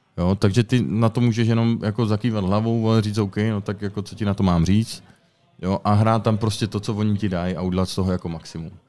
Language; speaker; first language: Czech; native; Czech